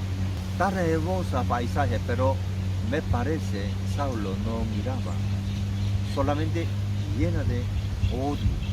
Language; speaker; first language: Spanish; non-native, learner; Korean